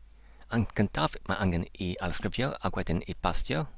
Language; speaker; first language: Welsh; non-native, learner; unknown